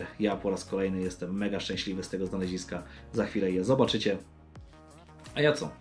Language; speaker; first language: Polish; native; Polish